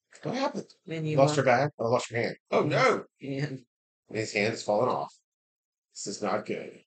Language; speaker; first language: English; native; English